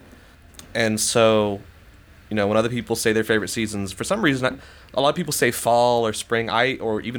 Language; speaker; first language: English; native; English